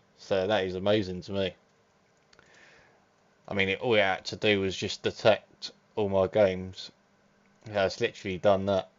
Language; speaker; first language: English; native; English